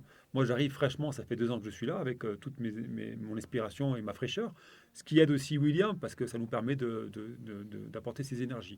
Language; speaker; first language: French; native; French